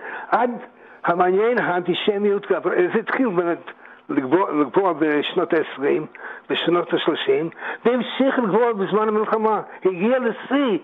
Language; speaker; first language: Hebrew; non-native, fluent; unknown